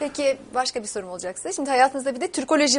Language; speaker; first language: Turkish; native; Turkish